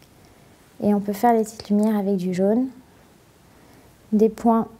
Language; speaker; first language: French; native; French